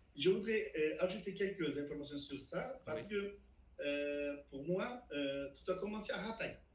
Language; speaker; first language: French; non-native, fluent; Turkish